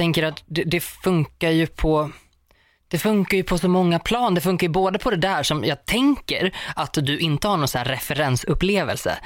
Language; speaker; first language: Swedish; native; Swedish